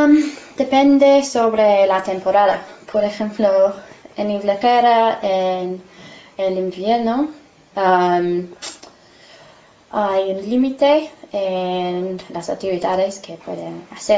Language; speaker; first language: Spanish; non-native, learner; English